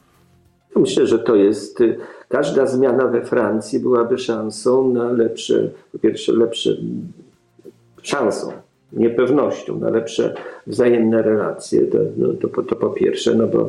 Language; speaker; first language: Polish; native; Polish